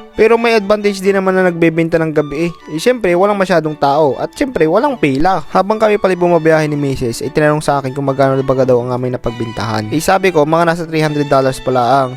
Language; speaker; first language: Filipino; native; Filipino